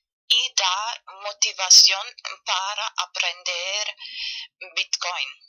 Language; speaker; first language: Spanish; non-native, fluent; German